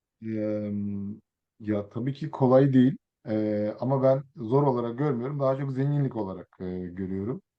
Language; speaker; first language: Turkish; early bilingual, other home language; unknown